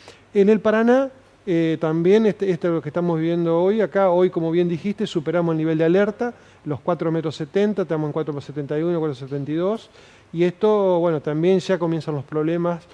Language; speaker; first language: Spanish; native; Spanish